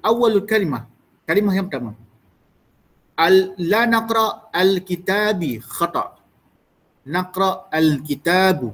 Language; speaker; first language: Arabic; non-native, fluent; Malay